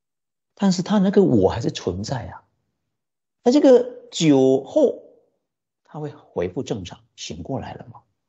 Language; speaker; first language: Chinese; native; Chinese